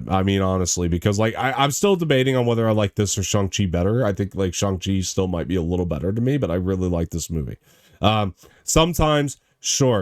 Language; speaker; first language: English; native; English